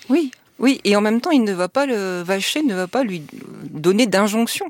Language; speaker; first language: French; native; French